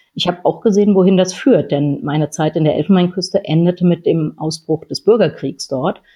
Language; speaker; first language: German; native; German